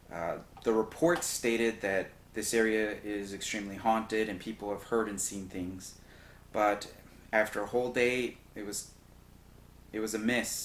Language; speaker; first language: English; native; English